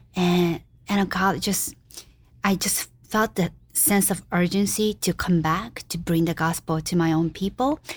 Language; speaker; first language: English; non-native, fluent; Japanese